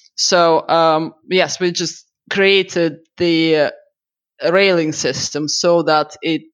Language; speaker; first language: English; non-native, fluent; Russian